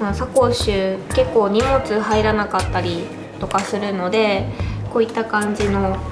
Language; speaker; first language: Japanese; native; Japanese